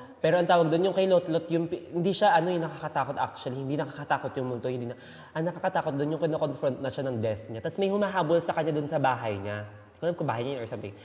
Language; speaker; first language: Filipino; native; Filipino